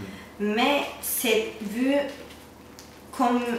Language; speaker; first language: French; non-native, fluent; Turkish